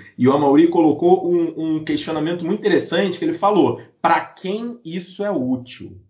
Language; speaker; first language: Portuguese; native; Portuguese